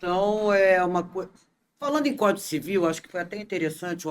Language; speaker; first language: Portuguese; native; Portuguese